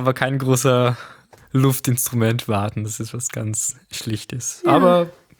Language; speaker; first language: German; non-native, fluent; Portuguese